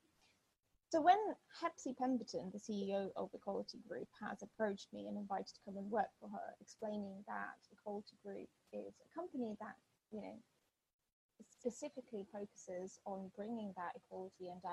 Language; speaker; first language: English; non-native, fluent; Russian